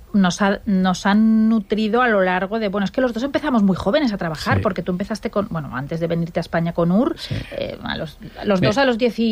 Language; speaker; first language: Spanish; native; Spanish